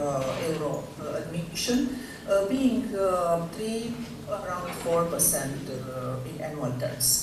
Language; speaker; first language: English; non-native, fluent; Romanian